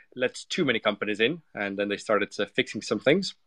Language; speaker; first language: English; non-native, fluent; Estonian